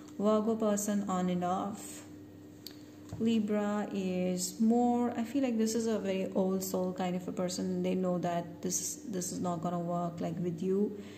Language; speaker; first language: English; non-native, local second language; Hindi